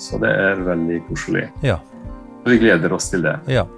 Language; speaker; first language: Norwegian; non-native, fluent; Bosnian